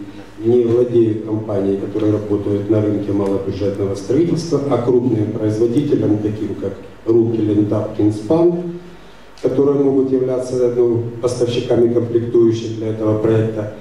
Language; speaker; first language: Russian; native; Russian